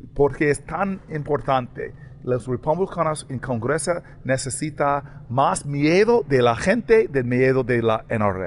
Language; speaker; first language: Spanish; non-native, learner; English